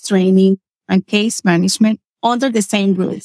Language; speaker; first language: English; non-native, fluent; Spanish